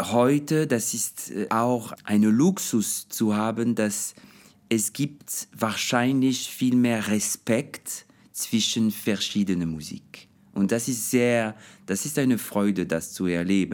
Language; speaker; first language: German; non-native, fluent; French